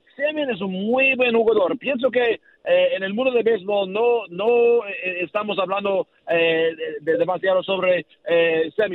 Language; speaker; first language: Spanish; non-native, learner; English